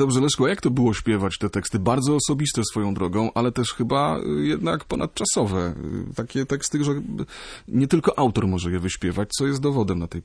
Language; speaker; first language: Polish; native; Polish